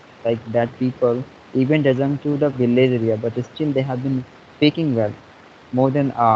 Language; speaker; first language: English; non-native, fluent; Hindi